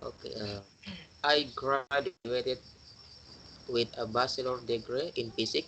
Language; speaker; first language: English; non-native, learner; Indonesian